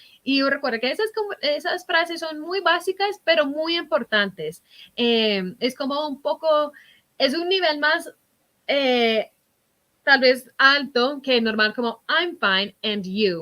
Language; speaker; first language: Spanish; non-native, fluent; English